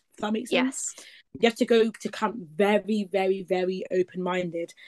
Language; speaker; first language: English; native; English